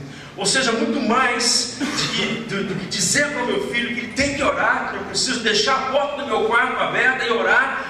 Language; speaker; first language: Portuguese; native; Portuguese